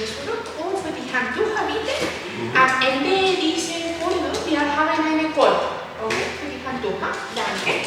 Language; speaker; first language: German; non-native, learner; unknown